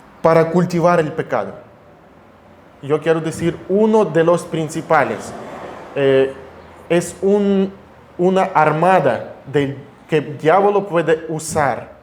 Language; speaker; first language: Spanish; non-native, fluent; Russian